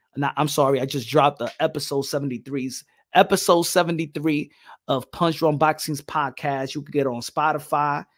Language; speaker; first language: English; native; English